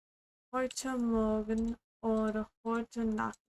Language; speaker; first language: German; non-native, learner; English